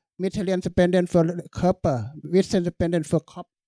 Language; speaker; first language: German; non-native, learner; Thai